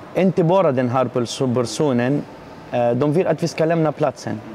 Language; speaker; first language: Swedish; non-native, learner; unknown